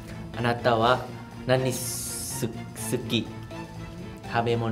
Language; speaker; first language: Japanese; non-native, learner; Thai